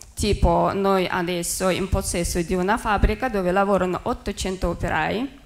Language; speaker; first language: Italian; non-native, fluent; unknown